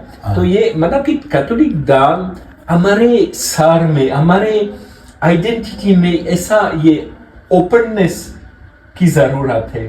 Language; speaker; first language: Hindi; non-native, learner; French